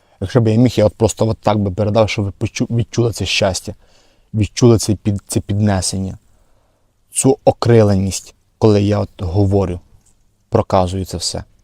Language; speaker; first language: Ukrainian; non-native, local second language; Russian